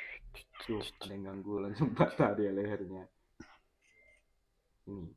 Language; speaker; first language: Indonesian; native; Indonesian